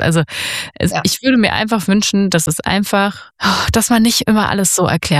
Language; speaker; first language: German; native; German